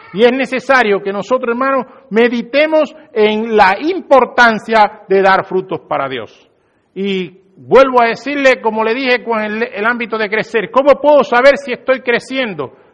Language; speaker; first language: Spanish; native; Spanish